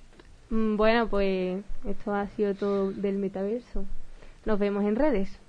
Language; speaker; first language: Spanish; native; Spanish